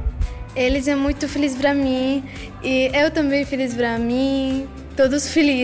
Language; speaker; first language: Portuguese; non-native, learner; Arabic